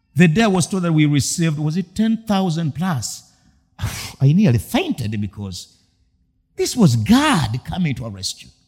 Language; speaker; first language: English; non-native, local second language; Ganda